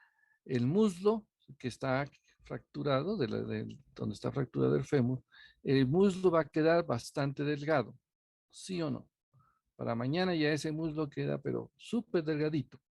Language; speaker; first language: Spanish; native; Spanish